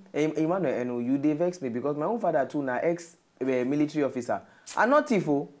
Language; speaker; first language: Nigerian Pidgin; native; Nigerian Pidgin